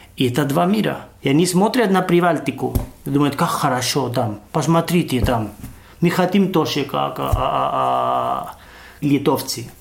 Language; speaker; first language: Russian; non-native, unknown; Spanish